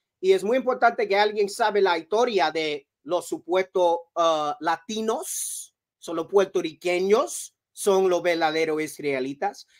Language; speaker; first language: Spanish; early bilingual, heritage; Spanish